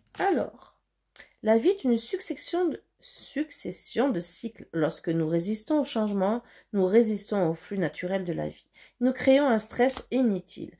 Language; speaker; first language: French; native; French